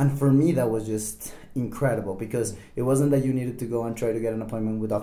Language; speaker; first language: English; non-native, fluent; Spanish